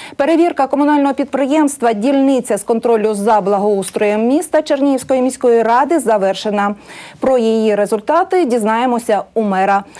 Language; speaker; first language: Ukrainian; native; Ukrainian